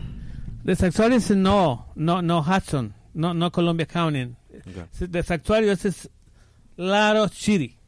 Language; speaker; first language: English; non-native, learner; Spanish